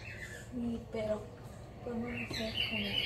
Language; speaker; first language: Spanish; early bilingual, heritage; Spanish